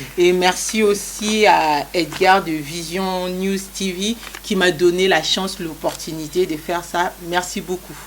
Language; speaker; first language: French; non-native, local second language; Lingala